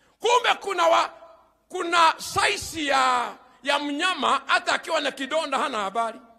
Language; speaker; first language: Swahili; native; Swahili